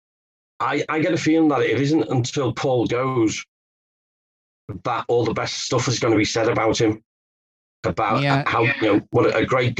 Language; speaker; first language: English; native; English